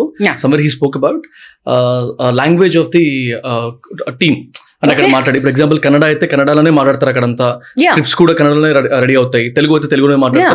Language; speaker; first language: Telugu; native; Telugu